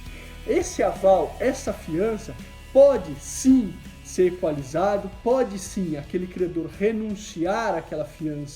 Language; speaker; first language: Portuguese; native; Portuguese